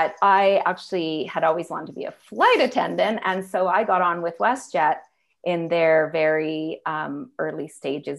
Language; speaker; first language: English; native; English